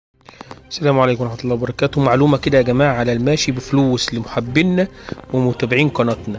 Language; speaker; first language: Arabic; native; Arabic